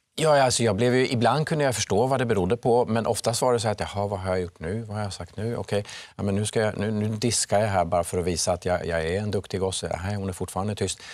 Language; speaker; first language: Swedish; early bilingual, other home language; Finnish